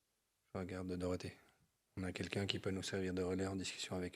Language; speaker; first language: French; native; French